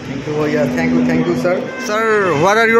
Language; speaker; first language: English; non-native, learner; Bangla